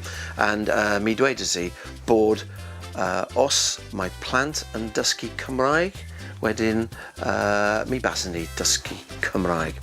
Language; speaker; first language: Welsh; non-native, learner; English